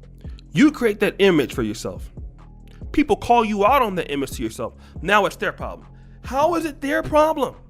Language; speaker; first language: English; native; English